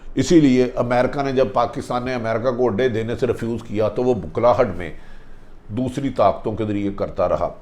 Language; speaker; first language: Urdu; non-native, local second language; Punjabi